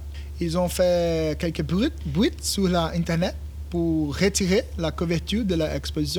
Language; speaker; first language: French; non-native, learner; Portuguese